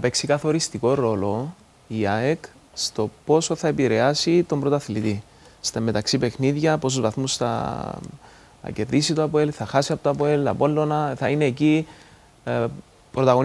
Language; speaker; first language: Greek; native; Greek